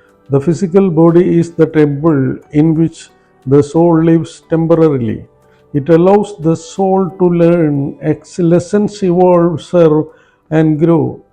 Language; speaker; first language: English; non-native, local second language; Malayalam